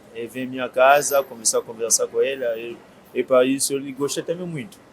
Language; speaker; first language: Portuguese; non-native, learner; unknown